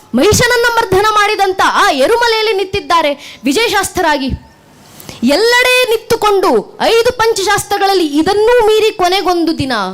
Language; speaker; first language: Kannada; native; Kannada